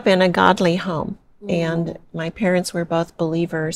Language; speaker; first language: English; native; English